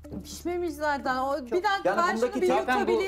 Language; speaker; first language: Turkish; native; Turkish